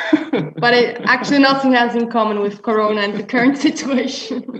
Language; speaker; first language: English; non-native, fluent; German